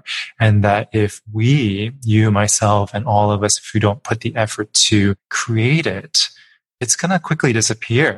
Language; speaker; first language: English; native; English